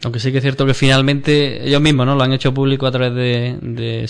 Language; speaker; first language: Spanish; native; Spanish